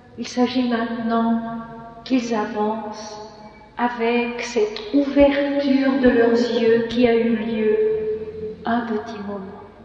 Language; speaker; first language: French; native; French